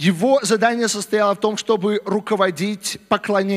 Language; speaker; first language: Russian; native; Russian